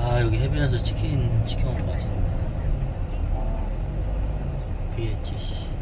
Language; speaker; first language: Korean; native; Korean